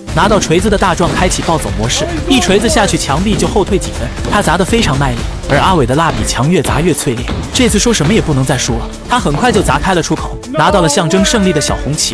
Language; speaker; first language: Chinese; native; Chinese